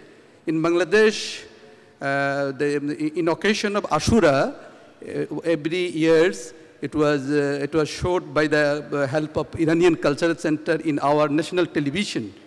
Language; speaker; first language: English; non-native, fluent; Bangla